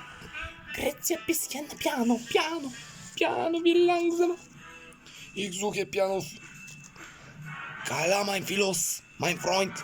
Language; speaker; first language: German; non-native, learner; Bulgarian